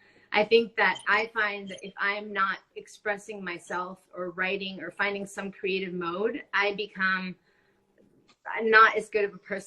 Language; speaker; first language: English; non-native, fluent; Spanish